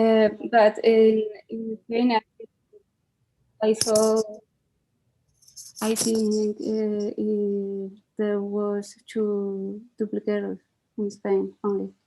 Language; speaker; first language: English; non-native, learner; Spanish